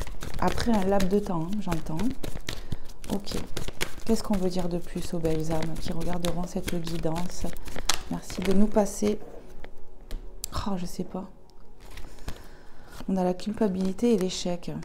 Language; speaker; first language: French; native; French